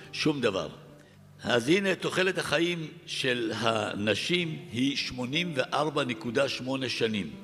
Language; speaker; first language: Hebrew; early bilingual, other home language; Arabic